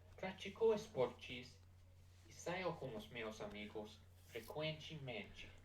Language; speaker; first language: Portuguese; non-native, learner; English